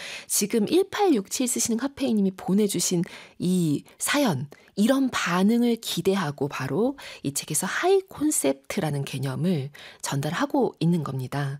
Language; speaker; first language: Korean; native; Korean